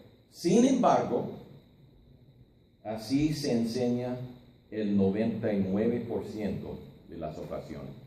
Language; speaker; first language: Spanish; non-native, fluent; English